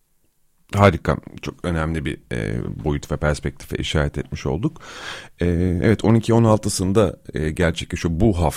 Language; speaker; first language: Turkish; native; Turkish